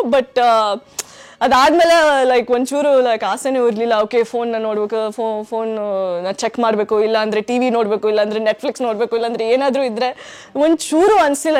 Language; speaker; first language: Kannada; non-native, fluent; English